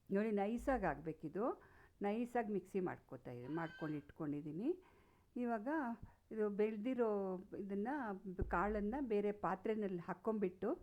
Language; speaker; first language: Kannada; non-native, local second language; Konkani